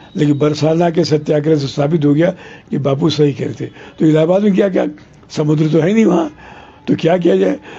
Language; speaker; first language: Hindi; non-native, local second language; Telugu